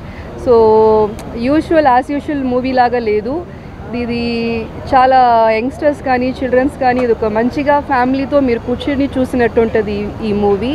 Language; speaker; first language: Telugu; non-native, local second language; Tamil